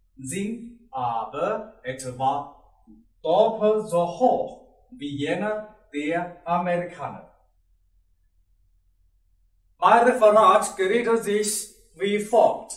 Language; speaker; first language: German; non-native, learner; Chinese